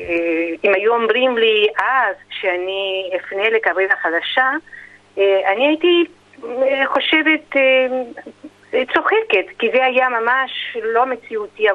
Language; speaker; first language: Hebrew; non-native, fluent; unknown